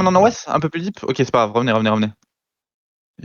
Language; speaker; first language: French; native; French